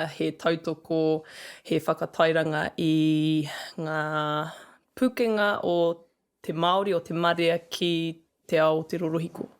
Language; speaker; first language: Māori; native; Māori